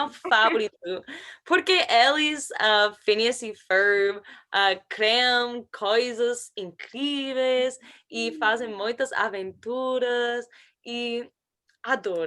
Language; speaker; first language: Portuguese; non-native, learner; English